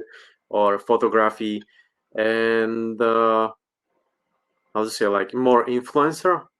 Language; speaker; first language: English; non-native, learner; Slovak